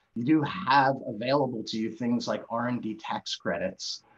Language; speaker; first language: English; native; English